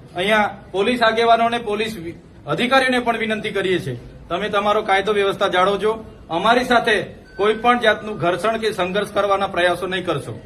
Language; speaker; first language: Gujarati; non-native, local second language; Vasavi